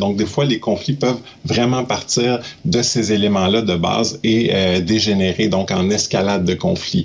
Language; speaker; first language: French; native; French